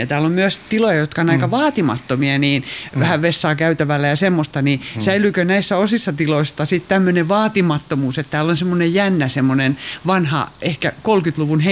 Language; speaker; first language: Finnish; native; Finnish